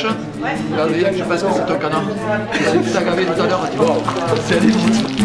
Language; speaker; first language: French; native; French